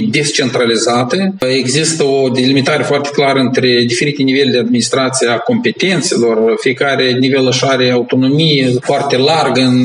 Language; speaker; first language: Romanian; native; Romanian